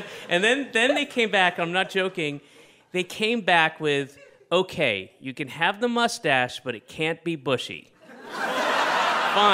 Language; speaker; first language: English; native; English